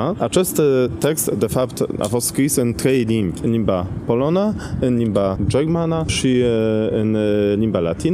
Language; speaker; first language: Romanian; non-native, fluent; Polish